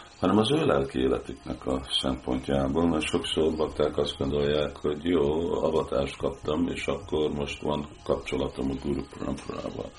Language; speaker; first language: Hungarian; early bilingual, heritage; Hungarian